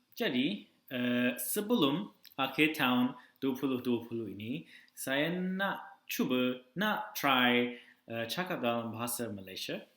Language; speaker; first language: Malay; early bilingual, heritage; English